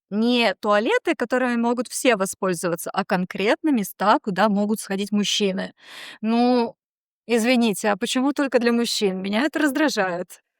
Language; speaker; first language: Russian; native; Russian